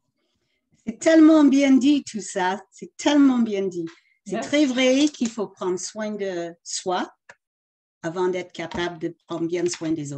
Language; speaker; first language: French; early bilingual, other home language; English